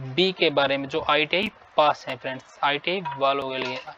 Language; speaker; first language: Hindi; native; Hindi